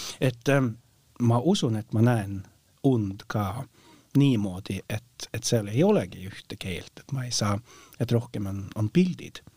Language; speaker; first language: Estonian; non-native, fluent; Norwegian